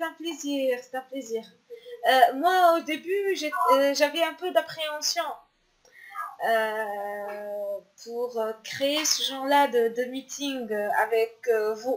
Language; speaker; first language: French; non-native, local second language; Arabic